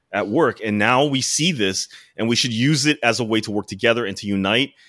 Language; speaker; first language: English; native; English